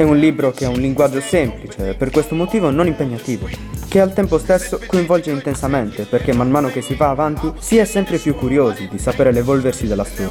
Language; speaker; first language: Italian; native; Italian